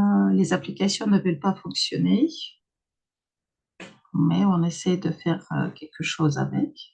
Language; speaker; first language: French; non-native, fluent; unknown